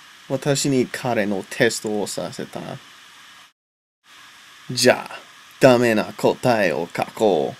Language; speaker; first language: Japanese; non-native, learner; English